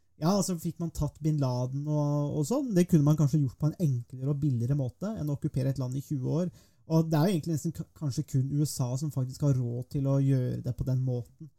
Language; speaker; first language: Norwegian; native; Norwegian